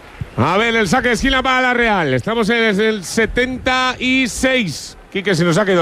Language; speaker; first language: Spanish; native; Spanish